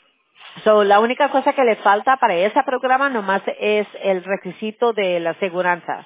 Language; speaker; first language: Spanish; early bilingual, heritage; Spanish